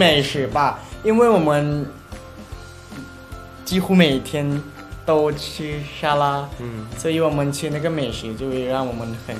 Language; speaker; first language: Chinese; non-native, learner; Thai